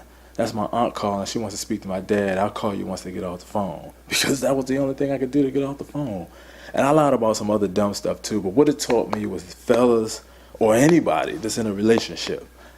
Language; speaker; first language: English; native; English